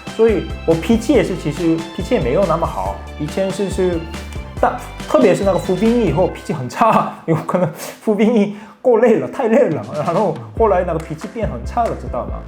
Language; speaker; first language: Chinese; non-native, fluent; Korean